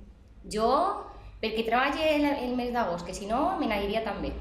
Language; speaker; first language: Catalan; non-native, local second language; Spanish